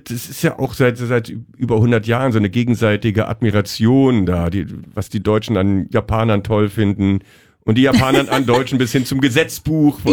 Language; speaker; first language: German; native; German